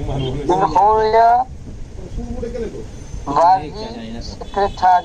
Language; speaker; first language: German; non-native, learner; Bangla